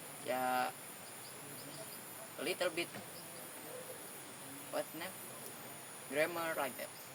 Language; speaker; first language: English; non-native, learner; Indonesian